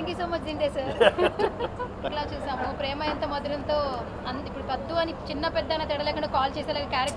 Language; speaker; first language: Telugu; native; Telugu